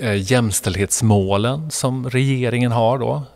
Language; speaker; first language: Swedish; non-native, fluent; Spanish